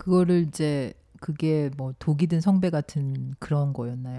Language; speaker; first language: Korean; native; Korean